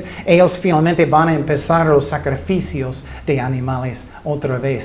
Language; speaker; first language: Spanish; non-native, fluent; English